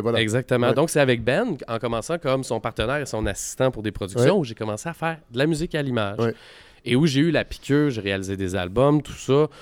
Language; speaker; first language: French; native; French